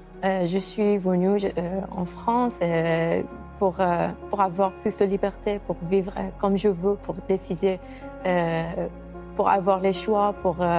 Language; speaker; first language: French; non-native, fluent; Persian